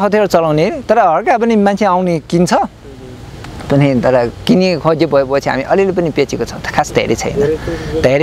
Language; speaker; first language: Nepali; non-native, learner; Chinese